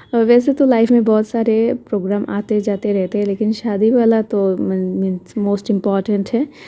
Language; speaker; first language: Hindi; non-native, local second language; Bangla